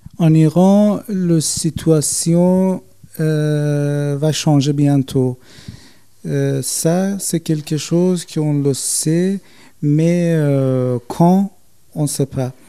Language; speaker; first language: French; non-native, fluent; Persian